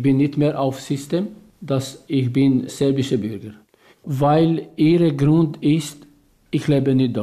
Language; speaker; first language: German; non-native, learner; Albanian